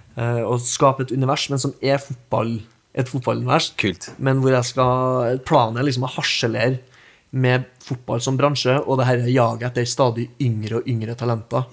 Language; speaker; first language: Norwegian; native; Norwegian